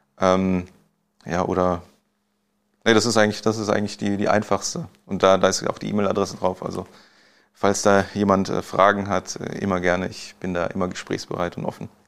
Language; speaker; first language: German; native; German